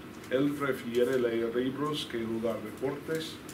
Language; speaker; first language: Spanish; non-native, fluent; English